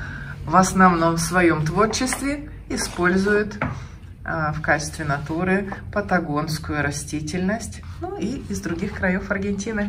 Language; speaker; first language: Russian; native; Russian